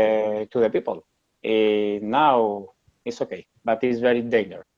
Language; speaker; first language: English; non-native, learner; Spanish